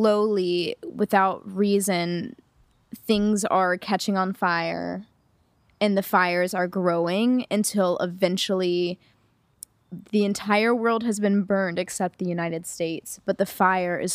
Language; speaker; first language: English; native; English